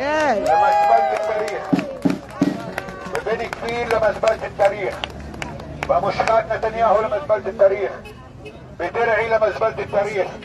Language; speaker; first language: Hebrew; non-native, local second language; Arabic